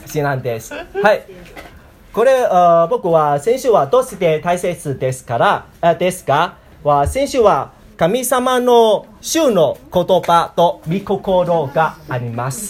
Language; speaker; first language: Japanese; non-native, learner; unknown